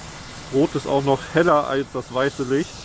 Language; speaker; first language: German; native; German